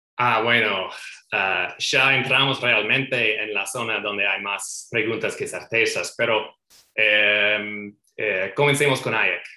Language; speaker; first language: Spanish; non-native, fluent; English